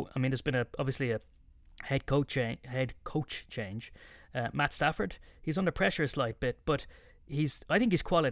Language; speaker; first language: English; native; English